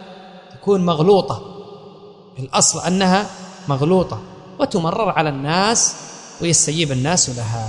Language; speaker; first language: Arabic; native; Arabic